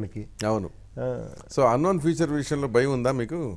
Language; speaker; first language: Telugu; native; Telugu